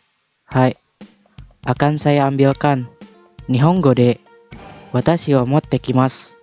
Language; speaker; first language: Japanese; non-native, fluent; Indonesian